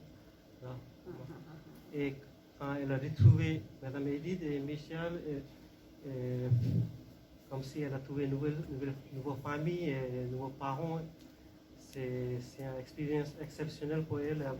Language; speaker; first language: French; non-native, learner; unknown